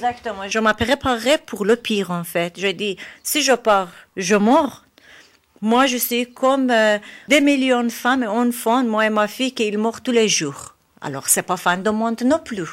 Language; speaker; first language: French; non-native, learner; Persian